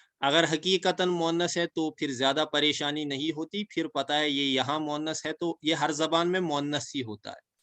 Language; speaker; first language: Urdu; non-native, local second language; Kashmiri